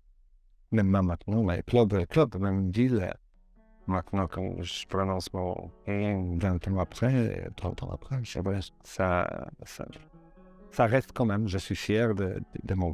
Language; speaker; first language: French; non-native, learner; Polish